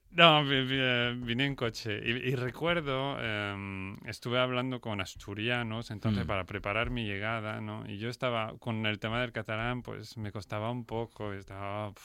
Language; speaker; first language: Spanish; non-native, fluent; French